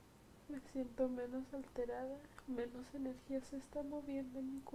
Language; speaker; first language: Spanish; native; Spanish